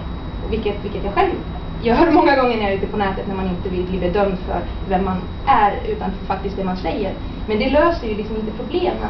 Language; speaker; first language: Swedish; native; Swedish